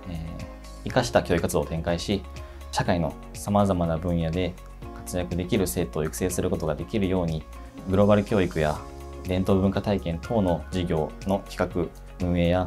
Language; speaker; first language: Japanese; native; Japanese